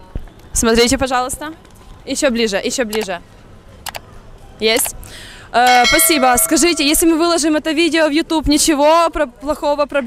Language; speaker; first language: Russian; native; Russian